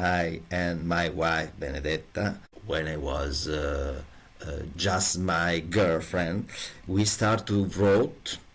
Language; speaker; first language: English; non-native, learner; Italian